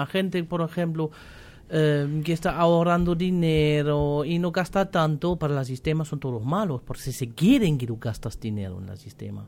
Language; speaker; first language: Spanish; non-native, fluent; German